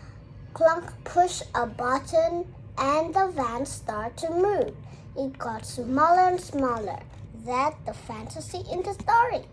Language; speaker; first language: English; non-native, learner; Vietnamese